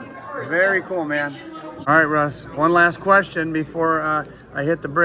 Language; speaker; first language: English; native; English